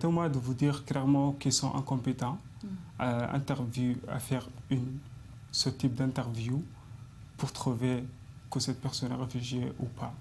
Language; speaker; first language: French; non-native, fluent; Arabic